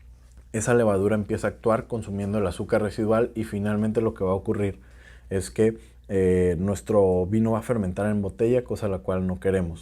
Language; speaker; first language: Spanish; native; Spanish